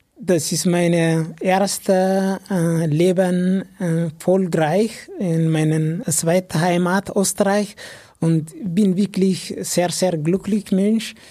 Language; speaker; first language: German; non-native, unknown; Amharic